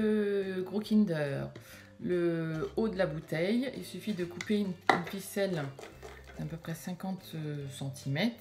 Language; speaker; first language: French; native; French